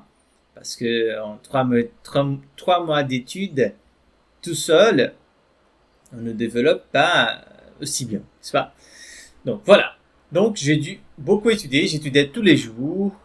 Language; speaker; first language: French; non-native, fluent; Portuguese